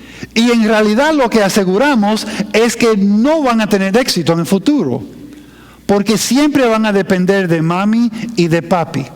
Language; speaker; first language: Spanish; non-native, fluent; English